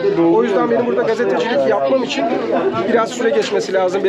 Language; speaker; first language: Turkish; native; Turkish